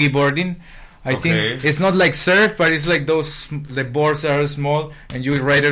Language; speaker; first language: English; non-native, fluent; Spanish